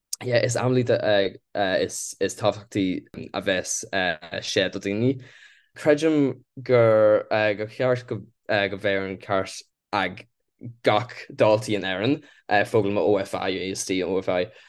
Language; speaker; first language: Irish; non-native, local second language; English